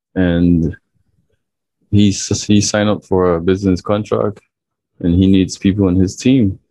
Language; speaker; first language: English; early bilingual, other home language; Chinese